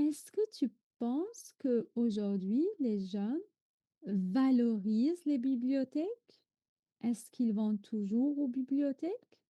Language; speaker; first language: French; non-native, fluent; Arabic